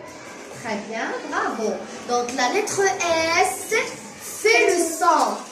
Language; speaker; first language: French; non-native, local second language; Arabic